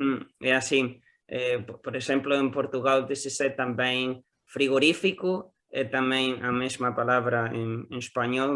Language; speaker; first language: Portuguese; non-native, learner; Spanish